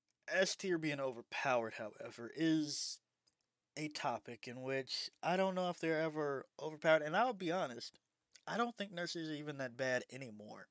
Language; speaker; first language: English; native; English